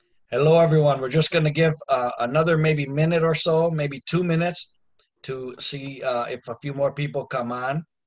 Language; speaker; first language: English; native; English